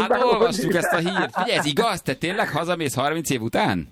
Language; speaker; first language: Hungarian; native; Hungarian